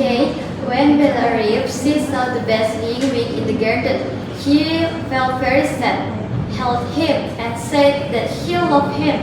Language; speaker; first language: English; non-native, learner; Indonesian